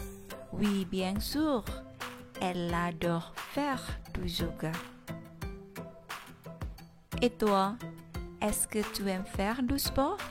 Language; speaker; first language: French; non-native, fluent; Indonesian